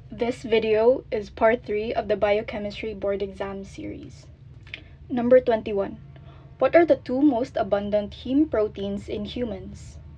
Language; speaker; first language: English; non-native, local second language; Filipino